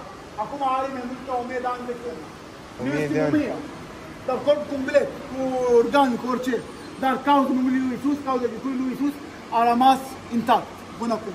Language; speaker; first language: Romanian; non-native, learner; Arabic